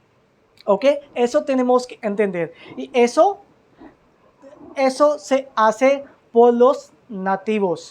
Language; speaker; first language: Spanish; non-native, learner; Hindi